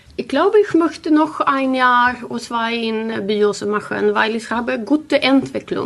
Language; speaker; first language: German; non-native, learner; Swedish